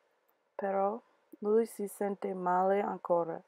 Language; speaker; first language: Italian; non-native, learner; English